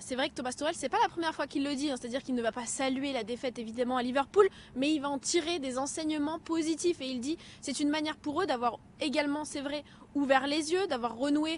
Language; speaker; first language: French; native; French